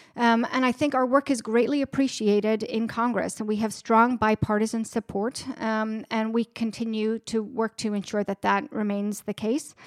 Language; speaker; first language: English; native; English